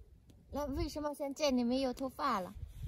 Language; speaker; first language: Chinese; non-native, learner; Lao